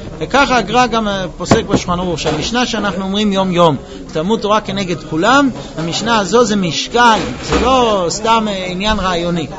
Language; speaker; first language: Hebrew; non-native, fluent; English